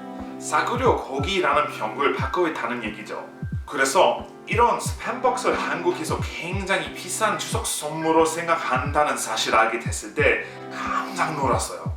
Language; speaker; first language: Korean; non-native, fluent; English